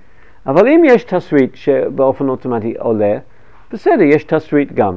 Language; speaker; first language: Hebrew; non-native, fluent; English